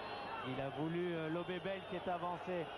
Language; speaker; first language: French; native; French